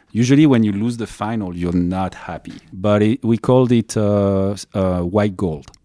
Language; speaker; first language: English; non-native, fluent; French